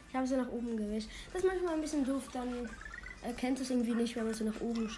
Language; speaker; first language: German; native; German